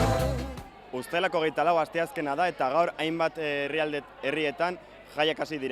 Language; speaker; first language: Basque; native; Basque